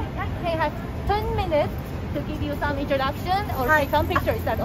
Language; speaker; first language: English; non-native, fluent; Chinese